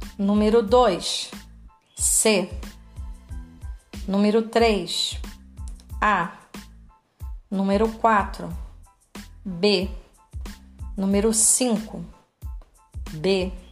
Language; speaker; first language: Spanish; non-native, fluent; Portuguese